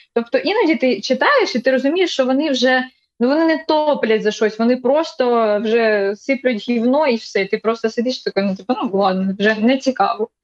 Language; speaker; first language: Ukrainian; non-native, local second language; Russian